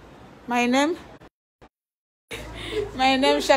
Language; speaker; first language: English; non-native, learner; French